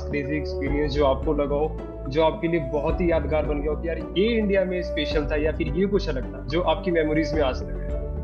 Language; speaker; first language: Hindi; native; Hindi